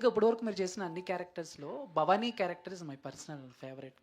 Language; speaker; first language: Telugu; native; Telugu